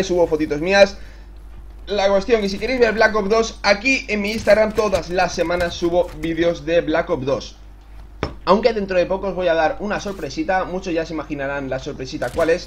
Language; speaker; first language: Spanish; native; Spanish